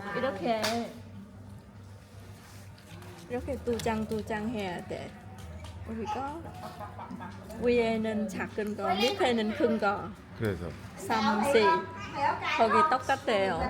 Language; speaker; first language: Korean; non-native, learner; Vietnamese